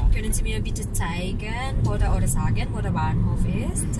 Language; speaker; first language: German; non-native, learner; Filipino